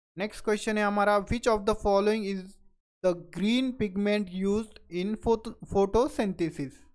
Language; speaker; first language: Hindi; non-native, local second language; Marathi